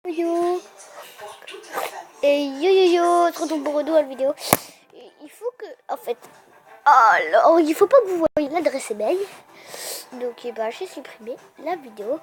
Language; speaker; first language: French; native; French